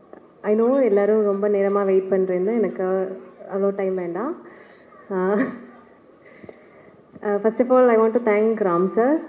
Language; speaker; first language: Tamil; non-native, learner; Malayalam